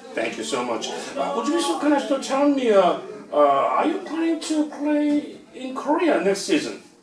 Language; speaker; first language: English; non-native, fluent; Korean